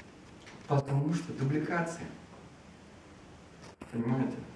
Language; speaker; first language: Russian; non-native, fluent; Lithuanian